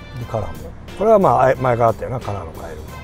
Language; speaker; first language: Japanese; native; Japanese